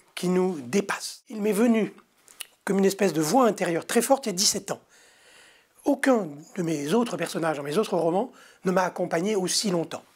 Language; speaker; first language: French; native; French